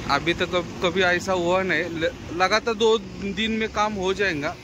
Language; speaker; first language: Hindi; non-native, local second language; Marathi